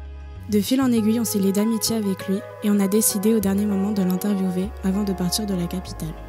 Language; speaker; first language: French; native; French